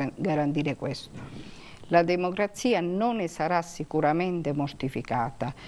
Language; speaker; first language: Italian; native; Italian